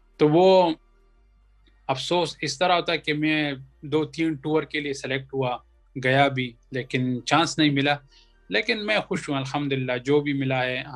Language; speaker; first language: Urdu; non-native, local second language; Pashto